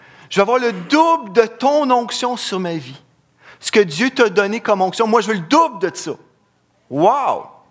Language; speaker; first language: French; native; French